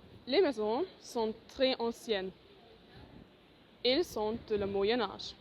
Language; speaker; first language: French; non-native, learner; German